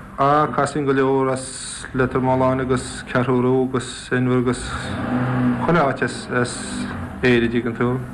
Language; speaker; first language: Irish; native; Irish